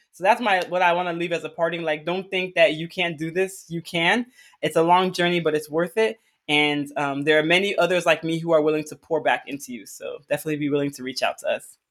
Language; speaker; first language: English; early bilingual, other home language; Akan